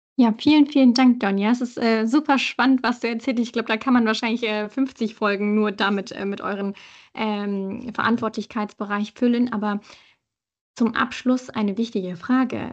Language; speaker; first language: German; native; German